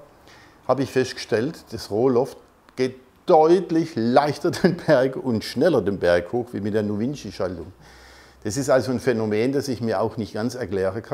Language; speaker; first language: German; native; German